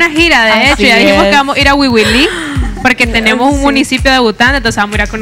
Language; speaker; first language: Spanish; native; Spanish